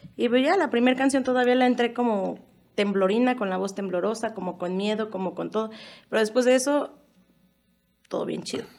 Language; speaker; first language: Spanish; native; Spanish